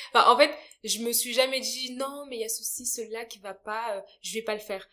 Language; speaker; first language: French; early bilingual, other home language; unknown